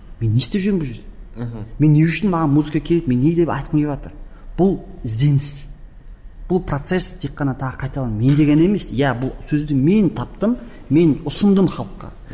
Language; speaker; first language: Kazakh; early bilingual, heritage; Kazakh